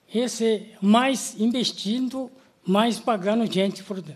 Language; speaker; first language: Portuguese; non-native, learner; Korean